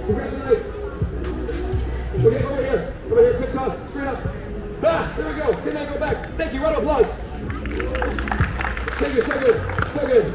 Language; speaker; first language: English; native; English